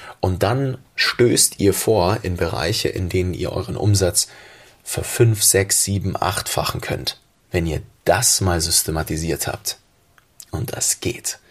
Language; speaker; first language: German; native; German